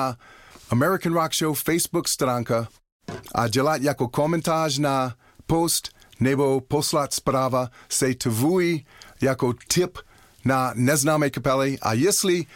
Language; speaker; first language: Czech; non-native, learner; English